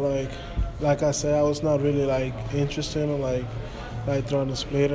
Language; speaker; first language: English; non-native, fluent; Spanish